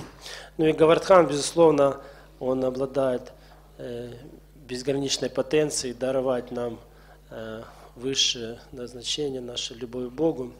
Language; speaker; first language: Russian; native; Russian